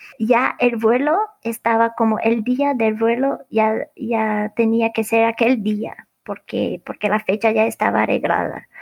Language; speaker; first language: Spanish; non-native, fluent; Portuguese